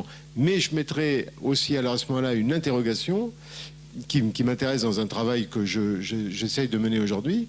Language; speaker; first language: French; native; French